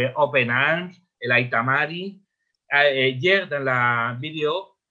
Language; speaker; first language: French; non-native, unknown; Spanish